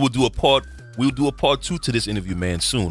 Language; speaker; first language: English; native; English